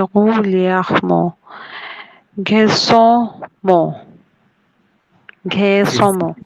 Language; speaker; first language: French; non-native, learner; Bangla